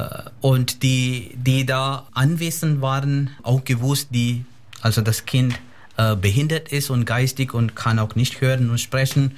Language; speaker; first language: German; non-native, fluent; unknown